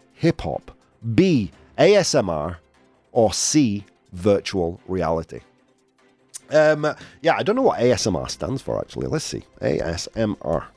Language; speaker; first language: English; native; English